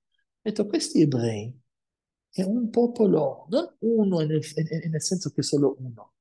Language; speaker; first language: Italian; non-native, fluent; Spanish